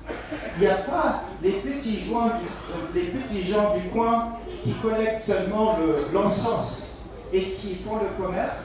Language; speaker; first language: French; non-native, fluent; German